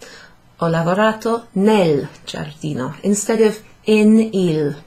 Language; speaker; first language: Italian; non-native, fluent; English